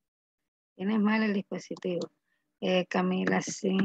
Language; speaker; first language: Spanish; native; Spanish